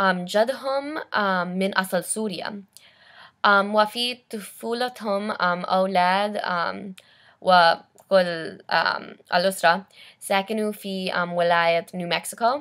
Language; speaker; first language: Arabic; non-native, learner; English